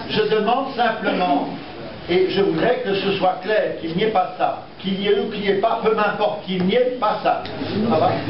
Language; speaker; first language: French; native; French